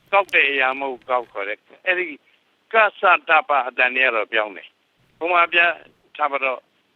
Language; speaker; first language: Burmese; native; Burmese